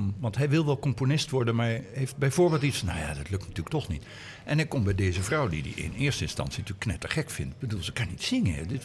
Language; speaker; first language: Dutch; native; Dutch